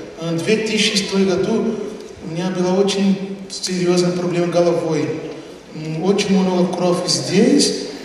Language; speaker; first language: Russian; non-native, learner; Portuguese